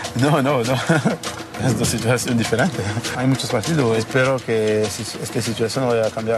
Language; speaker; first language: Spanish; non-native, learner; French